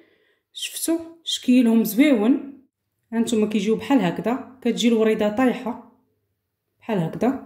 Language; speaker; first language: Arabic; native; Arabic